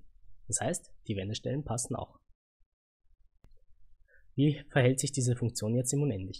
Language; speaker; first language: German; native; German